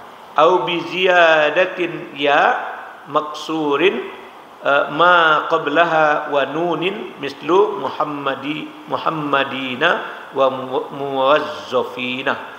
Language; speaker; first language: Arabic; non-native, learner; Indonesian